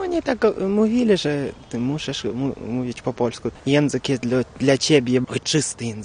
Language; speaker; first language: Polish; non-native, learner; Russian